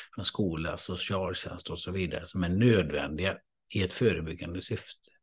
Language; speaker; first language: Swedish; native; Swedish